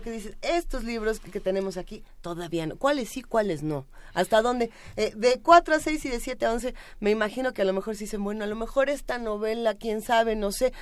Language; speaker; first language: Spanish; native; Spanish